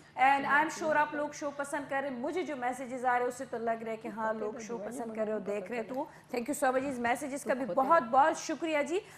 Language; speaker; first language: Urdu; non-native, local second language; Pashto